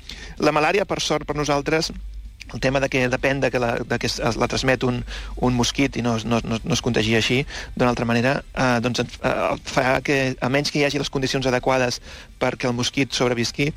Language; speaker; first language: Catalan; native; Catalan